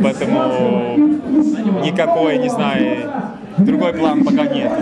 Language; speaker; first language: Russian; non-native, fluent; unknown